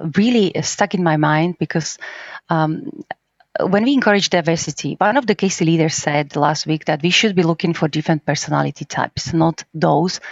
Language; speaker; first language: English; non-native, fluent; Slovak